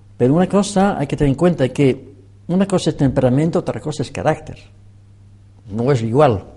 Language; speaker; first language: Spanish; non-native, fluent; French